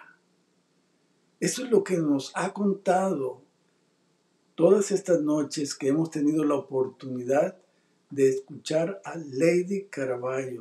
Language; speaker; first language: Spanish; native; Spanish